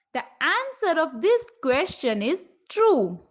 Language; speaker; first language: English; non-native, local second language; Punjabi